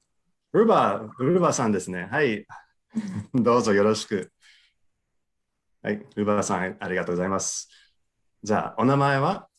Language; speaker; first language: Japanese; non-native, fluent; English